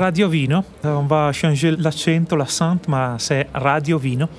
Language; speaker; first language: French; non-native, learner; Italian